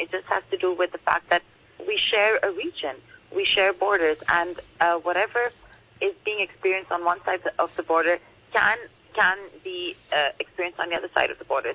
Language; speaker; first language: English; non-native, local second language; Urdu